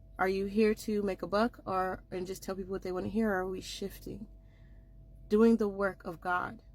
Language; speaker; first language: English; native; English